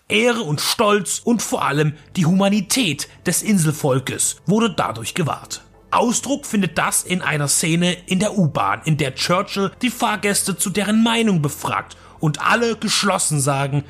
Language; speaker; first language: German; native; German